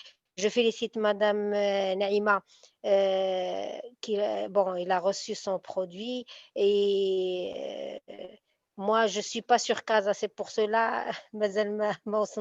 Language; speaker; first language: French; non-native, local second language; Arabic